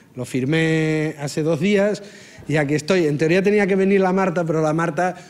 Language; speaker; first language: Spanish; non-native, local second language; Catalan